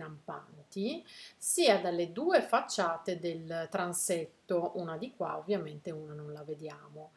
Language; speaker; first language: Italian; native; Italian